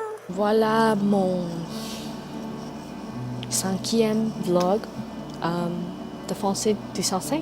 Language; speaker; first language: French; non-native, learner; English